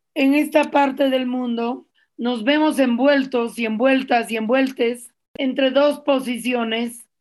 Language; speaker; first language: Spanish; native; Spanish